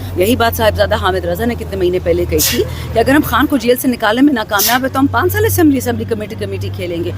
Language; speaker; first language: Urdu; non-native, local second language; Pashto